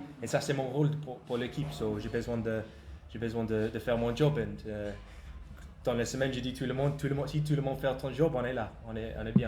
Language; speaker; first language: French; non-native, learner; English